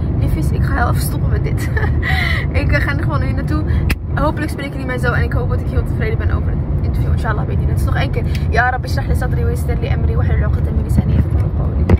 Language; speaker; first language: Dutch; early bilingual, other home language; Arabic